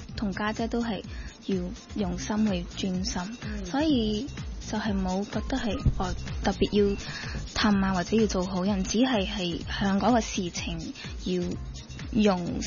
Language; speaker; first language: Cantonese; early bilingual, heritage; Cantonese